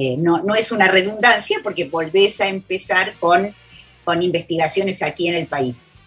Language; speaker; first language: Spanish; native; Spanish